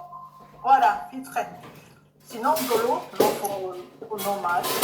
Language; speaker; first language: French; non-native, learner; Japanese